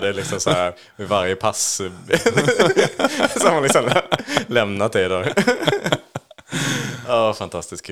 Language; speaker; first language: Swedish; native; Swedish